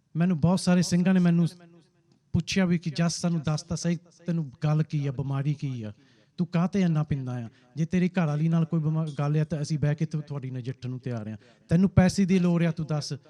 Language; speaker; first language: Punjabi; early bilingual, heritage; Punjabi